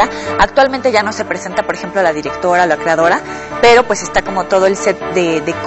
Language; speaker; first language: Spanish; native; Spanish